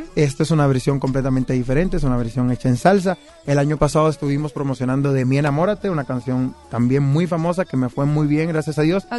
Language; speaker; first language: Spanish; native; Spanish